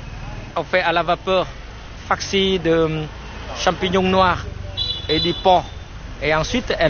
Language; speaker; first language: French; non-native, fluent; Vietnamese